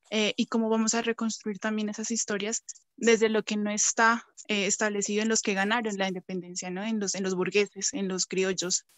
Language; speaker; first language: Spanish; native; Spanish